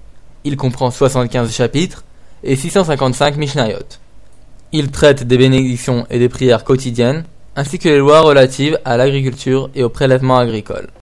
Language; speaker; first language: French; native; French